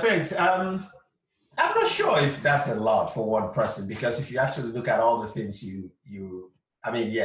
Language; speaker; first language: English; non-native, local second language; Igbo